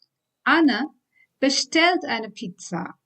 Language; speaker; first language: German; non-native, fluent; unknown